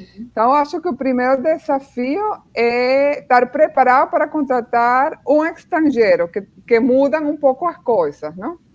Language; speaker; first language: Portuguese; non-native, fluent; Spanish